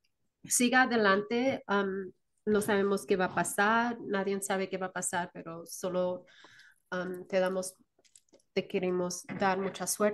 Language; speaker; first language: Spanish; early bilingual, heritage; Spanish